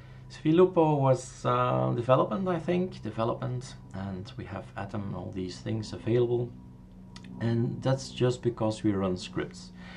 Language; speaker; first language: English; non-native, fluent; Dutch